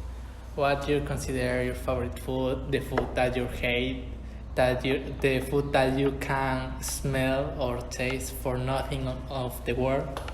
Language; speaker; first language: English; non-native, learner; Spanish